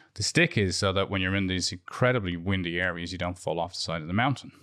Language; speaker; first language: English; native; English